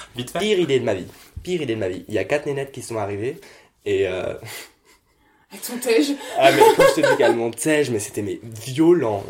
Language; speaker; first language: French; native; French